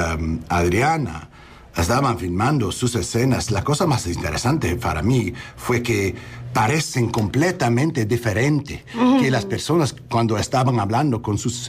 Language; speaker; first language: Spanish; early bilingual, heritage; English